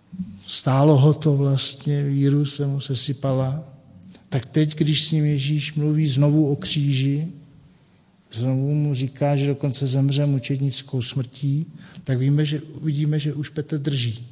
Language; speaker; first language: Czech; native; Czech